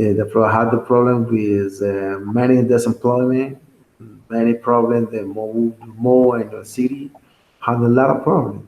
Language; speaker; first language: English; non-native, learner; Spanish